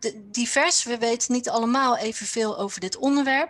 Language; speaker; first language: Dutch; native; Dutch